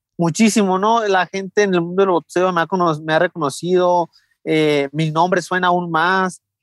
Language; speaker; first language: Spanish; native; Spanish